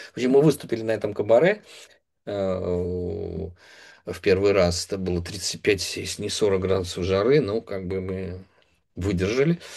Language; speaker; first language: Russian; native; Russian